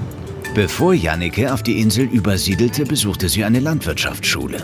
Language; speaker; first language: German; native; German